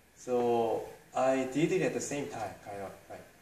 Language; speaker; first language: English; non-native, fluent; Korean